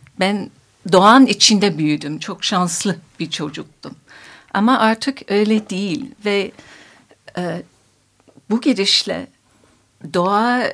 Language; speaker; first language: Turkish; non-native, fluent; English